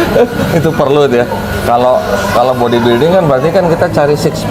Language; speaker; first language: Indonesian; native; Indonesian